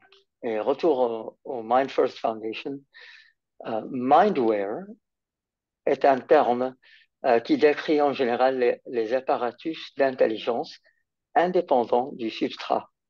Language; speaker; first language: French; non-native, fluent; English